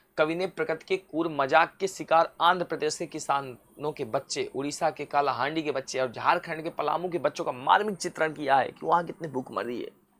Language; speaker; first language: Hindi; native; Hindi